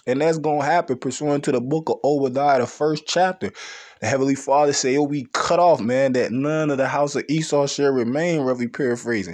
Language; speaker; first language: English; native; English